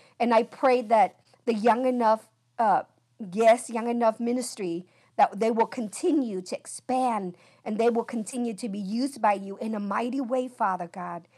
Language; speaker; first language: English; early bilingual, other home language; Vietnamese